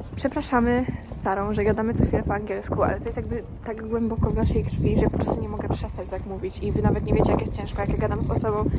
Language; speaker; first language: Polish; native; Polish